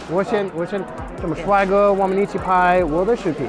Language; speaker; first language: Chinese; non-native, learner; English